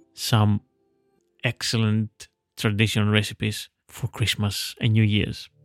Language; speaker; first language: English; non-native, fluent; Greek